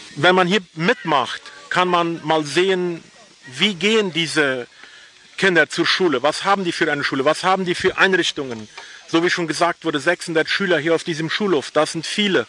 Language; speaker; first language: German; non-native, local second language; Plautdietsch